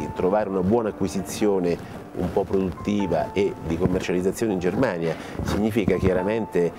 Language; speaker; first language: Italian; native; Italian